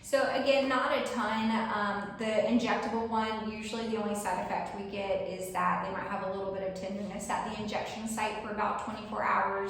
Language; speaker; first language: English; native; English